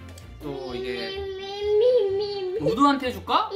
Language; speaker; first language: Korean; native; Korean